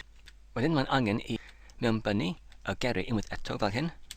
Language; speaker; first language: Welsh; non-native, learner; English